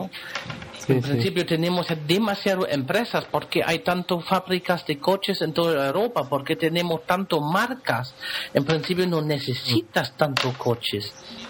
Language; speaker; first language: Spanish; non-native, fluent; German